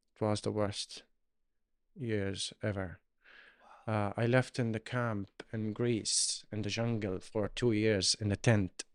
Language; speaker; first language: English; non-native, learner; Arabic